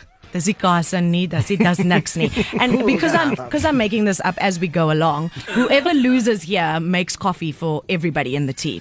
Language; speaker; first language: English; native; English